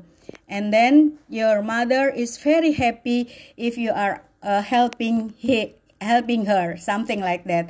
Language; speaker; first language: English; non-native, learner; Indonesian